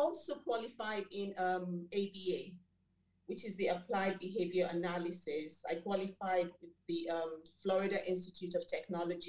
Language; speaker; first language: English; non-native, local second language; Yoruba